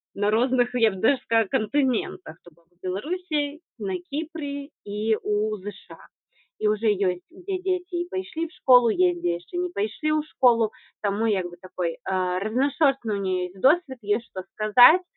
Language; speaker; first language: Belarusian; non-native, local second language; Russian